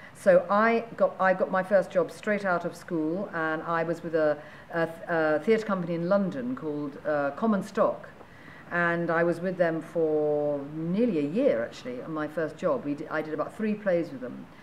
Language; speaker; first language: English; native; English